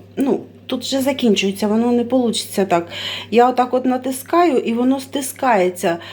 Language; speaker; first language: Ukrainian; non-native, local second language; Russian